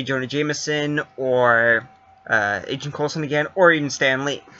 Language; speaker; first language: English; native; English